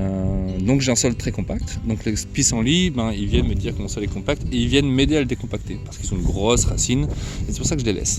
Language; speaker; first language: French; native; French